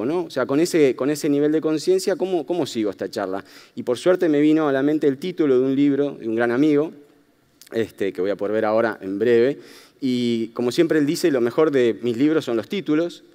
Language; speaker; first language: Spanish; native; Spanish